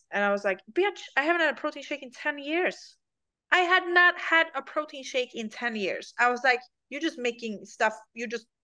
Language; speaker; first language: English; non-native, fluent; Swedish